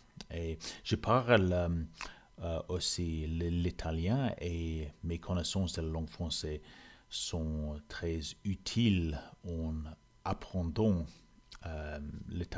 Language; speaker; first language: French; non-native, learner; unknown